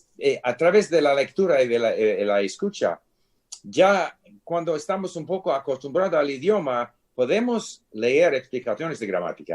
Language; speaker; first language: Spanish; non-native, fluent; English